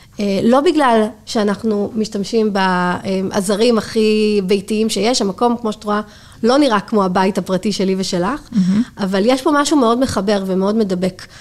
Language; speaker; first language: Hebrew; native; Hebrew